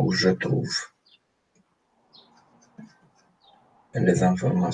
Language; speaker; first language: French; non-native, fluent; Romanian